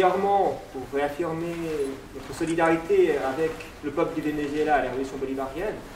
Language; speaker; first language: French; native; French